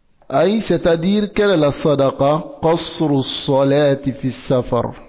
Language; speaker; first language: Arabic; non-native, fluent; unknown